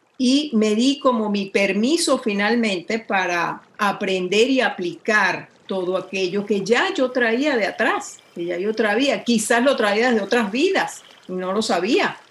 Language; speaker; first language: Spanish; native; Spanish